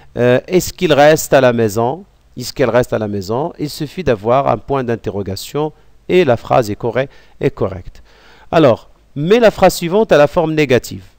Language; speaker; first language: French; non-native, local second language; Arabic